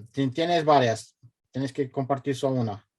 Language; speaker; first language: Spanish; non-native, learner; Portuguese